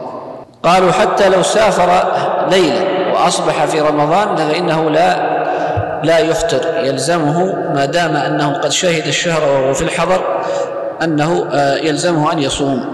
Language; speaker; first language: Arabic; native; Arabic